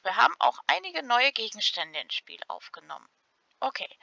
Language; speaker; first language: German; native; German